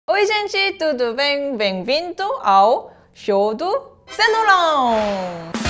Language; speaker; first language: Portuguese; non-native, learner; Korean